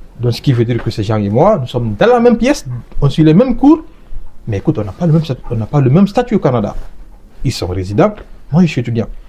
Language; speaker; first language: French; non-native, local second language; Fula